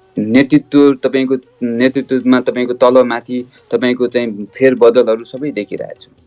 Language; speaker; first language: Nepali; native; Nepali